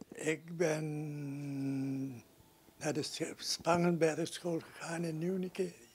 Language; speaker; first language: Dutch; non-native, local second language; Sranan Tongo